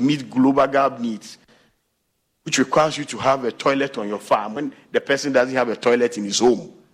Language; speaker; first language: English; non-native, local second language; Akan